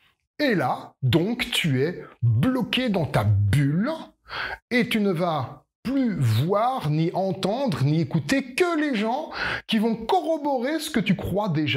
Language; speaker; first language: French; native; French